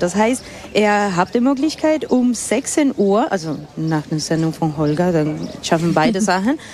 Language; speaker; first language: German; non-native, fluent; Spanish